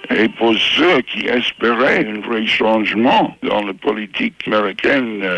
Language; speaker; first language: French; non-native, fluent; English